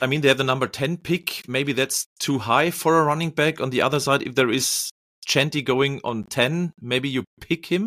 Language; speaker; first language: English; non-native, fluent; German